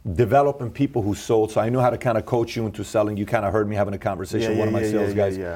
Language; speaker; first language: English; early bilingual, other home language; Persian